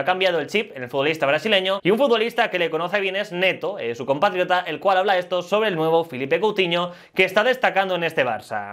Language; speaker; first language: Spanish; native; Spanish